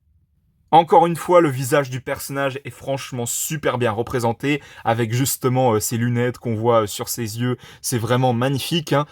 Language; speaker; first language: French; native; French